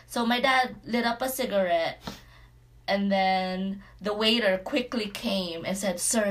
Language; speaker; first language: English; non-native, local second language; Cebuano